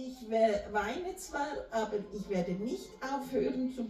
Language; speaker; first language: German; non-native, fluent; Portuguese